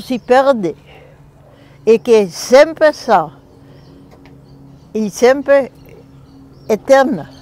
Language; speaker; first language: Portuguese; non-native, fluent; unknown